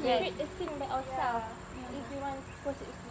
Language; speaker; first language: English; non-native, fluent; Malay